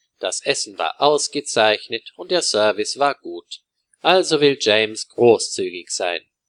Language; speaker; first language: German; native; German